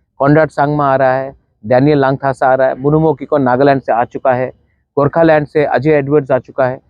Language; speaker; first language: Hindi; non-native, local second language; Kok Borok